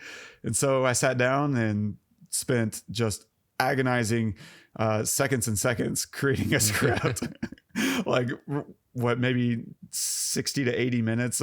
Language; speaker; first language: English; native; English